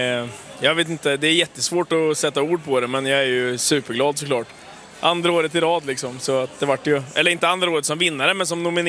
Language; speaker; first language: Swedish; native; Swedish